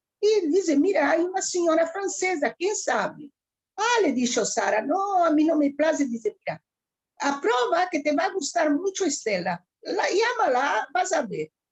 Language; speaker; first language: Spanish; early bilingual, heritage; Ladino